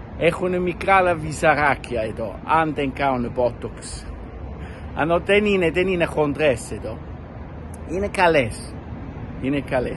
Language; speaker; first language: Greek; non-native, learner; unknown